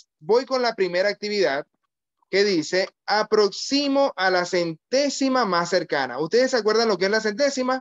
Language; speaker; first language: Spanish; native; Spanish